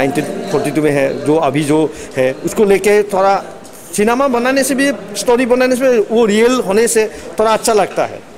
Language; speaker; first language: Hindi; non-native, local second language; Assamese